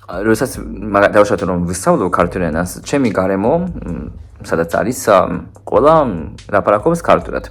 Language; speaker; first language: Georgian; non-native, fluent; Japanese